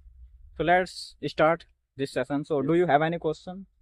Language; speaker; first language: English; non-native, learner; Hindi